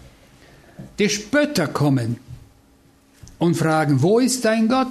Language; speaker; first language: German; non-native, fluent; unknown